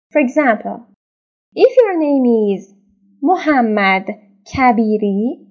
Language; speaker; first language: English; non-native, fluent; Persian